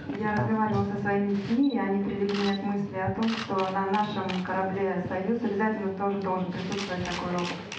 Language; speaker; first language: Russian; native; Russian